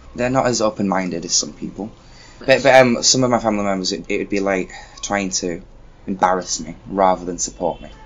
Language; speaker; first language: English; native; English